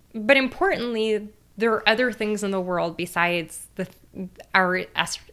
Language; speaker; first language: English; native; English